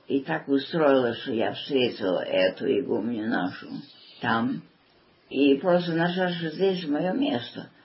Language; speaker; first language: Russian; early bilingual, heritage; Russian